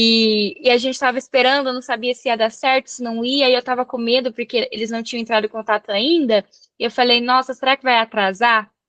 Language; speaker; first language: Portuguese; native; Portuguese